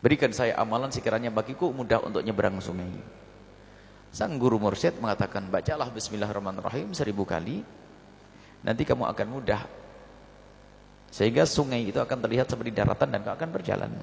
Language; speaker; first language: Indonesian; native; Indonesian